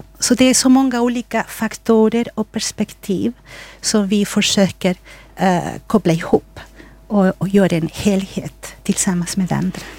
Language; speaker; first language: Swedish; non-native, fluent; Spanish